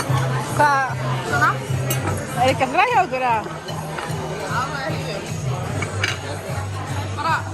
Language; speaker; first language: Icelandic; non-native, learner; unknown